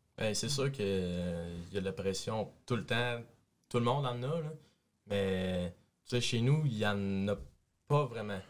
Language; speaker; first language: French; native; French